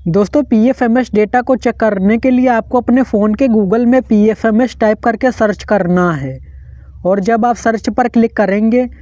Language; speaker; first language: Hindi; non-native, local second language; Marathi